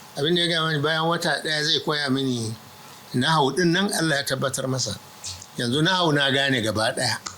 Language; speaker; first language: Hausa; non-native, local second language; Arabic